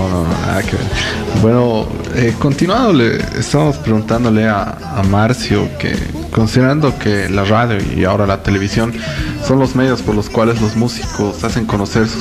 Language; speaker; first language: Spanish; native; Spanish